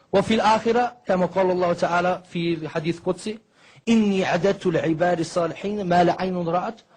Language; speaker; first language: Arabic; non-native, fluent; German